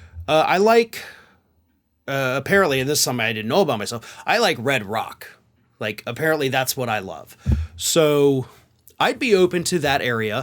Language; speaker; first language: English; native; English